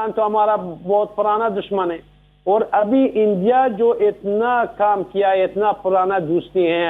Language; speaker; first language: Hindi; non-native, learner; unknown